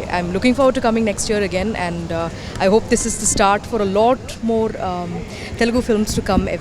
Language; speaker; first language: English; non-native, local second language; Telugu